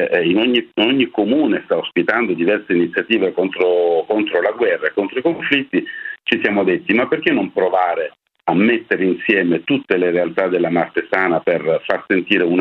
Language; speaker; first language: Italian; native; Italian